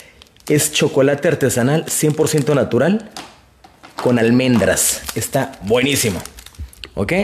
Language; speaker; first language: Spanish; native; Spanish